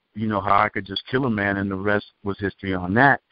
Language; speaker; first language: English; native; English